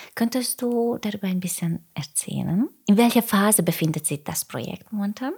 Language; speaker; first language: German; non-native, fluent; Hungarian